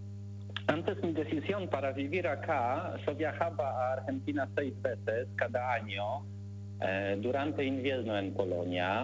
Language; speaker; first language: Spanish; non-native, learner; Polish